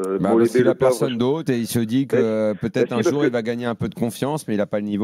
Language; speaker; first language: French; native; French